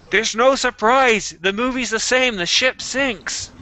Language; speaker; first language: English; native; English